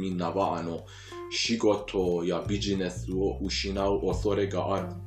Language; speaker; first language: Japanese; non-native, fluent; Persian